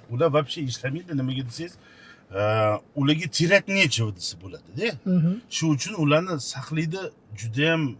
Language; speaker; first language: Uzbek; non-native, local second language; Russian